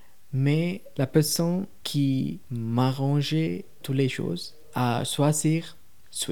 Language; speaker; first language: French; non-native, learner; Tamil